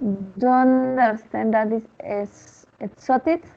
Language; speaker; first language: English; non-native, learner; Spanish